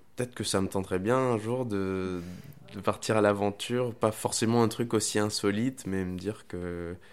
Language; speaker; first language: French; non-native, fluent; Spanish